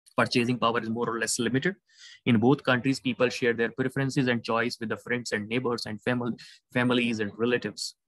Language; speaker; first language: English; non-native, local second language; Hindi